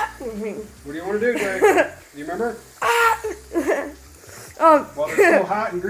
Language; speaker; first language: English; native; English